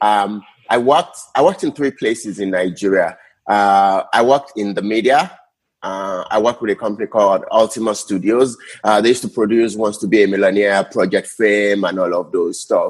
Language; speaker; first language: English; non-native, local second language; Yoruba